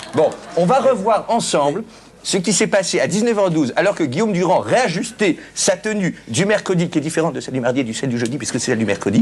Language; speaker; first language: French; native; French